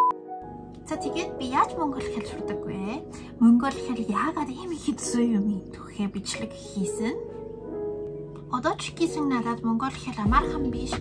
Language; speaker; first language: Mongolian; non-native, learner; Korean